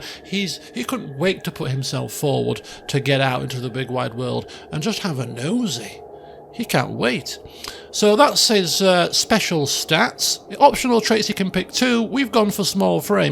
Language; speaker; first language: English; native; English